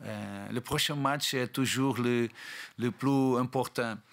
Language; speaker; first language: French; non-native, learner; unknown